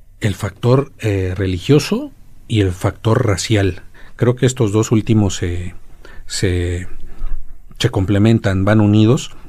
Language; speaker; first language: Spanish; native; Spanish